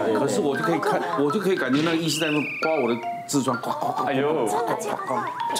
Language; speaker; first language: Chinese; native; Chinese